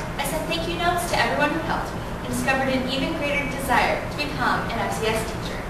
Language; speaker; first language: English; native; English